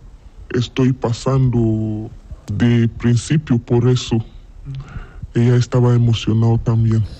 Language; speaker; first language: Spanish; non-native, learner; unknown